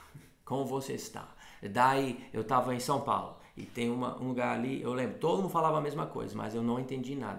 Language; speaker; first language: Portuguese; non-native, fluent; English